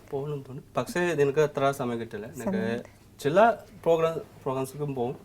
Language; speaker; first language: Malayalam; non-native, learner; Assamese